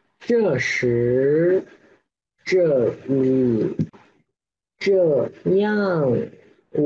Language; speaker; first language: Chinese; non-native, learner; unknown